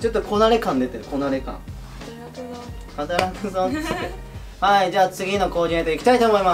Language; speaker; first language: Japanese; native; Japanese